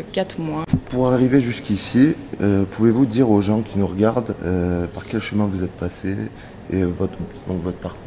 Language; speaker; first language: French; native; French